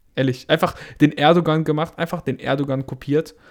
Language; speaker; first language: German; non-native, fluent; Russian